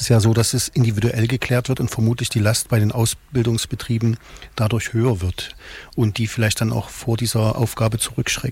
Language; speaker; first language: German; native; German